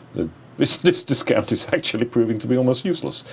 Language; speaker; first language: English; native; English